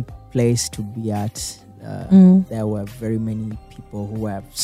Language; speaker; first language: English; non-native, local second language; Ganda